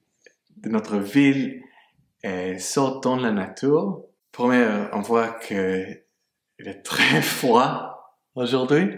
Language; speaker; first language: French; non-native, fluent; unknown